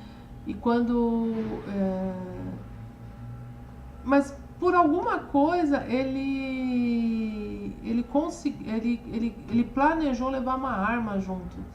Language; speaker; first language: Portuguese; native; Portuguese